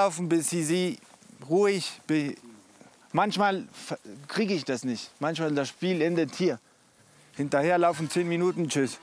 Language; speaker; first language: German; non-native, fluent; Spanish